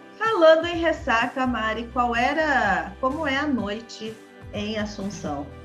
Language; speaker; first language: Portuguese; native; Portuguese